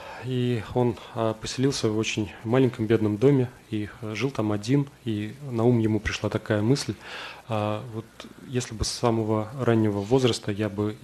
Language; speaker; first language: Russian; native; Russian